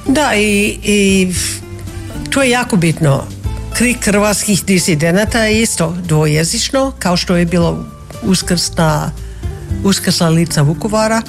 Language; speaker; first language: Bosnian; non-native, fluent; English